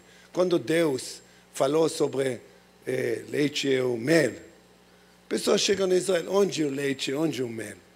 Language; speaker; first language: Portuguese; non-native, learner; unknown